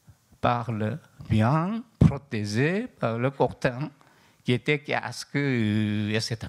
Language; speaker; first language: French; non-native, learner; Korean